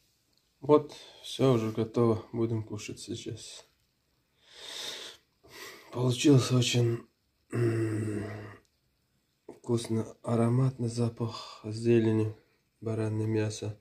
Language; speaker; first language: Russian; non-native, learner; Uzbek